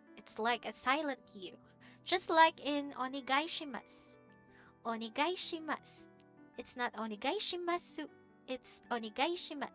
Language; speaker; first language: English; non-native, local second language; Filipino